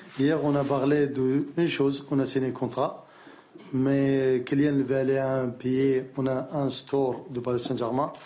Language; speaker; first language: French; non-native, learner; Arabic